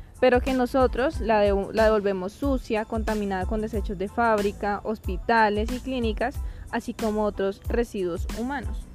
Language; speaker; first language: Spanish; native; Spanish